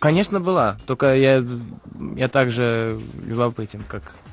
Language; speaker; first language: Russian; early bilingual, heritage; Russian